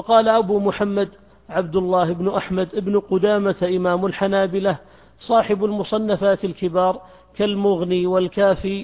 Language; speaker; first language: Arabic; native; Arabic